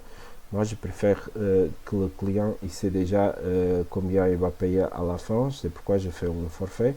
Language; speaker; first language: French; non-native, fluent; Portuguese